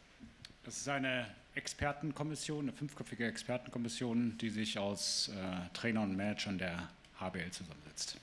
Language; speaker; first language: German; native; German